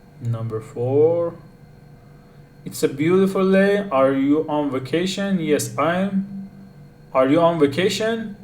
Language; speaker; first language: English; non-native, learner; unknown